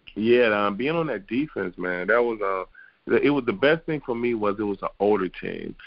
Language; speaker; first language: English; native; English